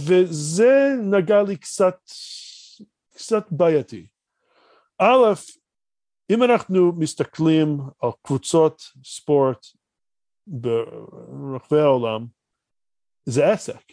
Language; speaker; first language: Hebrew; non-native, fluent; English